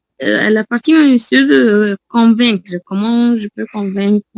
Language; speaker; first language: French; non-native, learner; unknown